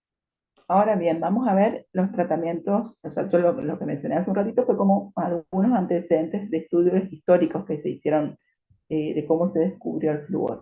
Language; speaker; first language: Spanish; native; Spanish